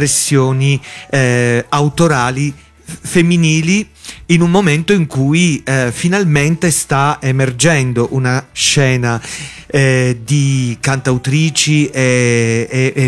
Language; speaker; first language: Italian; native; Italian